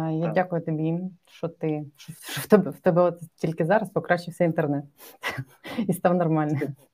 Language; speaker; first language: Ukrainian; native; Ukrainian